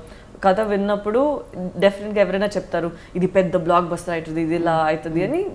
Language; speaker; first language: Telugu; non-native, local second language; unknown